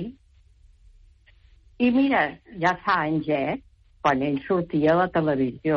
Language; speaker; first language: Catalan; native; Catalan